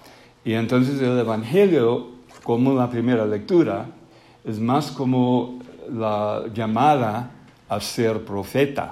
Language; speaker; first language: Spanish; non-native, fluent; English